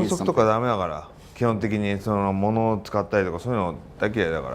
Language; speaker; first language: Japanese; native; Japanese